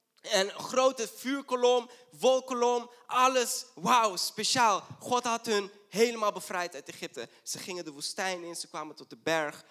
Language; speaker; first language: Dutch; non-native, fluent; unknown